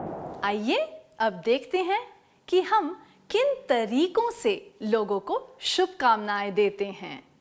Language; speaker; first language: Hindi; native; Hindi